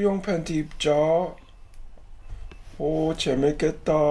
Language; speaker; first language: Korean; early bilingual, heritage; Korean